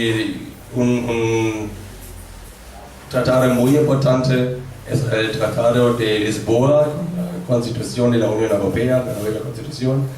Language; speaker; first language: Spanish; non-native, fluent; German